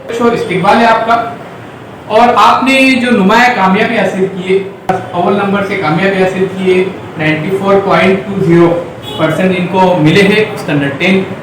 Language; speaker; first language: Hindi; non-native, local second language; Urdu